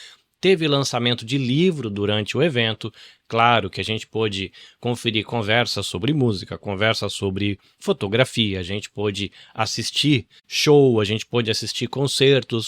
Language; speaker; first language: Portuguese; native; Portuguese